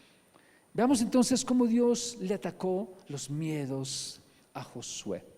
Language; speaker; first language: Spanish; native; Spanish